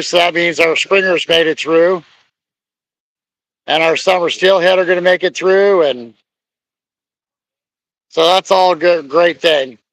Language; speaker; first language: English; native; English